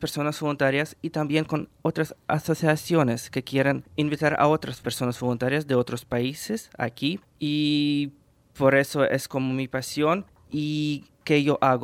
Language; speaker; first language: Spanish; non-native, fluent; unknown